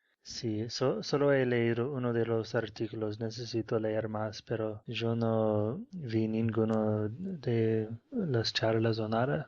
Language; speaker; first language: Spanish; non-native, fluent; English